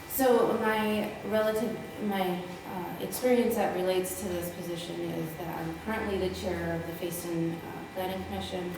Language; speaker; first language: English; native; English